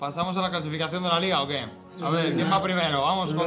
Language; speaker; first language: Spanish; native; Spanish